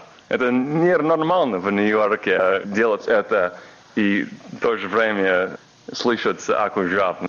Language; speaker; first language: Russian; non-native, learner; English